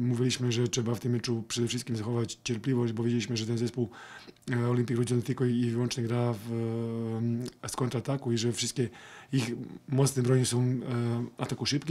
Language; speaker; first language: Polish; non-native, fluent; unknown